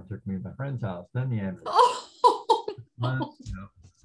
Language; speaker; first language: English; native; English